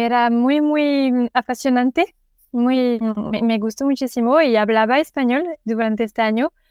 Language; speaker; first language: Spanish; non-native, learner; French